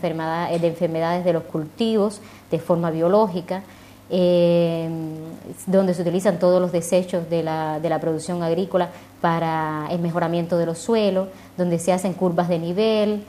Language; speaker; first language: Spanish; native; Spanish